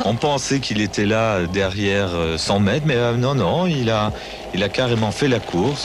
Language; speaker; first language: French; native; French